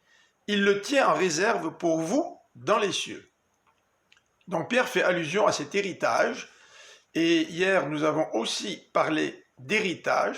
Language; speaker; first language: French; native; French